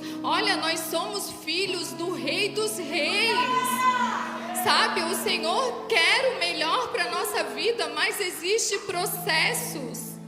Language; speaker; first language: Portuguese; native; Portuguese